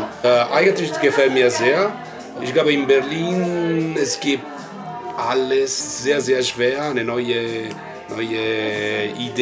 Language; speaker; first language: German; non-native, learner; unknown